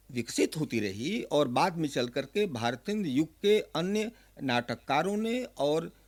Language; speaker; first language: Hindi; native; Hindi